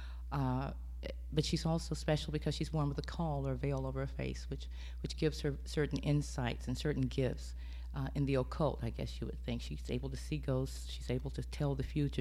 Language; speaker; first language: English; native; English